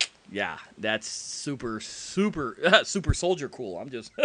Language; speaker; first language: English; native; English